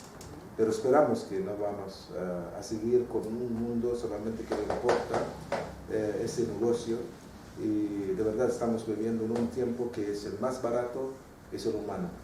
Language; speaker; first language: Spanish; non-native, fluent; Arabic